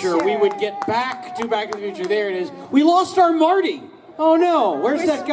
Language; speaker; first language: English; native; English